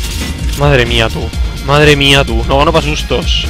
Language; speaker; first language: Spanish; native; Spanish